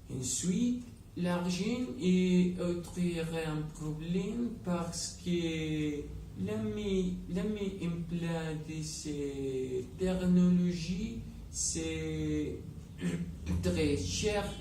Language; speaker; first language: French; non-native, learner; Spanish